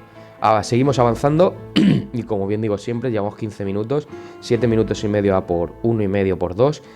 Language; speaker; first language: Spanish; native; Spanish